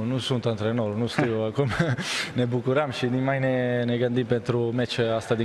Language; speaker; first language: Romanian; non-native, learner; Italian